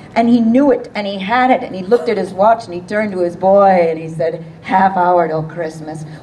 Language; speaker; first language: English; native; English